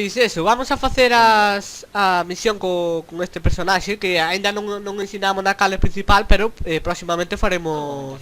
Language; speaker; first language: Galician; non-native, local second language; Spanish